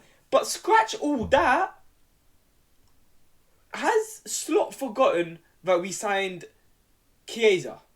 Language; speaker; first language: English; native; English